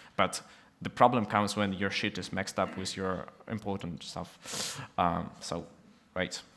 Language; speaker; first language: English; non-native, fluent; Russian